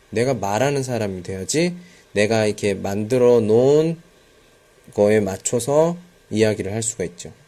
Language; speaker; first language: Korean; native; Korean